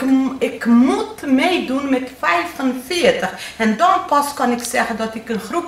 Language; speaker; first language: Dutch; non-native, learner; Portuguese